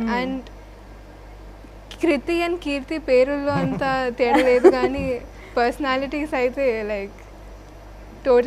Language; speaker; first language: Telugu; non-native, fluent; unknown